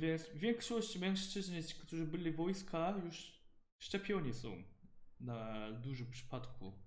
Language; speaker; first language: Polish; non-native, learner; Korean